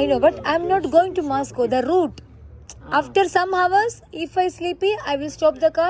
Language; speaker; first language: English; non-native, learner; Malayalam